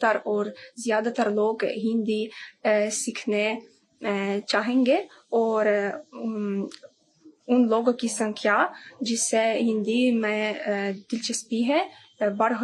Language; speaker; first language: Hindi; non-native, fluent; Ukrainian